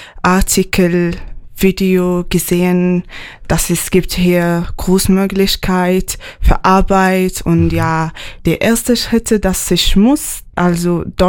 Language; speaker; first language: German; non-native, learner; Arabic